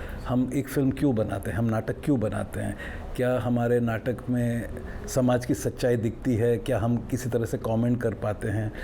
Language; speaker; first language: Hindi; native; Hindi